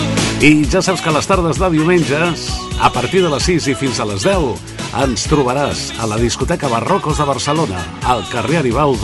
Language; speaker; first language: Catalan; native; Catalan